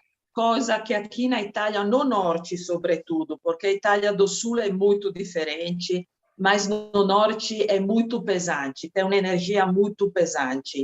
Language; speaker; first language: Portuguese; non-native, fluent; Italian